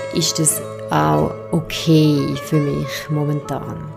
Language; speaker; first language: German; native; German